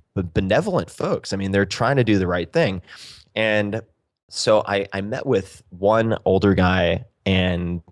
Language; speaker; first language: English; native; English